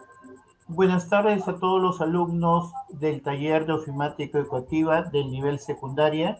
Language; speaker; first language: Spanish; native; Spanish